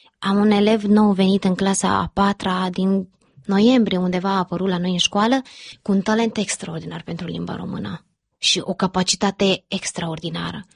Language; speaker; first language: Romanian; early bilingual, heritage; Romanian